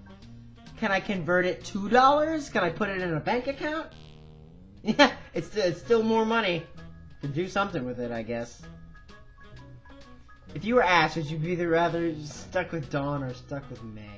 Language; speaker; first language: English; native; English